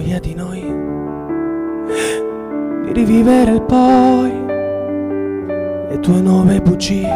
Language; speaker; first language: Italian; native; Italian